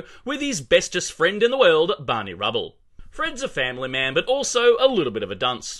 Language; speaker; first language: English; native; English